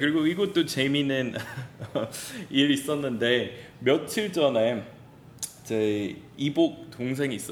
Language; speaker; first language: Korean; non-native, fluent; English